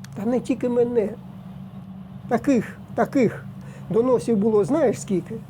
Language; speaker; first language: Ukrainian; native; Ukrainian